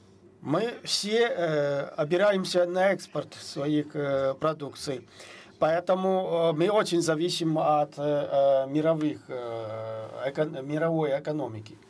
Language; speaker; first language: Russian; non-native, fluent; Chinese